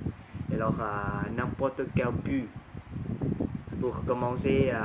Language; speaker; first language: French; non-native, learner; Thai